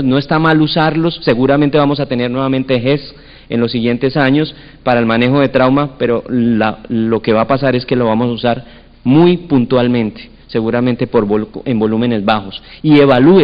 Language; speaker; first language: Spanish; native; Spanish